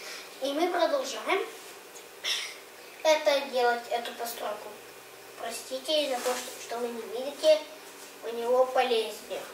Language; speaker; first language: Russian; early bilingual, heritage; Russian